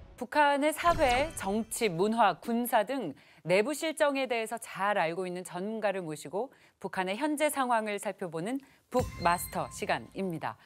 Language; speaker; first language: Korean; native; Korean